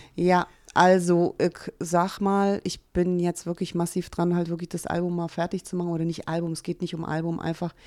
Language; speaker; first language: German; early bilingual, other home language; Hungarian